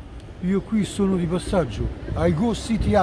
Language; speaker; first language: Italian; non-native, learner; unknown